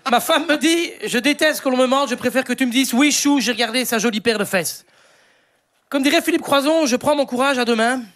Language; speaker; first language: French; native; French